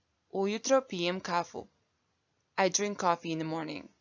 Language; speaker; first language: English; non-native, fluent; Bosnian